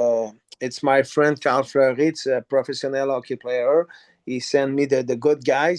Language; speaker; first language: English; non-native, learner; French